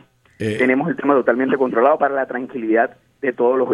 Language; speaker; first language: Spanish; native; Spanish